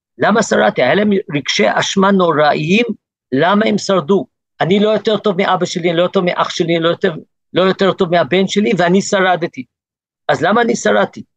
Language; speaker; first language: Hebrew; early bilingual, other home language; English